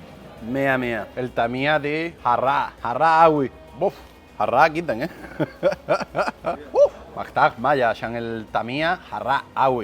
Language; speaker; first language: Arabic; non-native, learner; Spanish